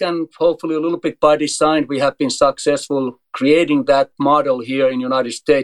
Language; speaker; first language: English; non-native, fluent; Finnish